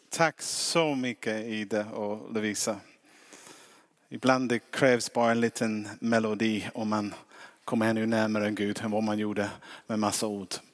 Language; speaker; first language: Swedish; non-native, fluent; English